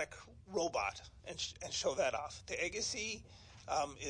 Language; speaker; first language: English; native; English